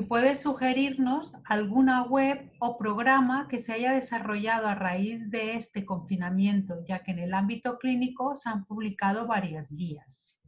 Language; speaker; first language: Spanish; native; Spanish